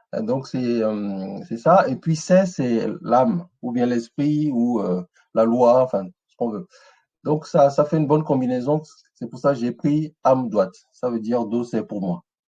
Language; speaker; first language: French; non-native, local second language; Ewe